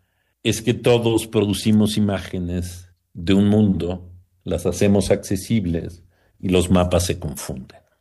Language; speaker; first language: Spanish; native; Spanish